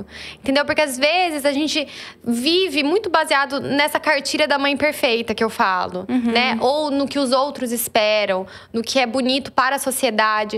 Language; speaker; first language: Portuguese; native; Portuguese